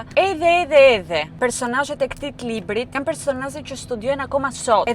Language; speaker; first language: Albanian; early bilingual, heritage; Albanian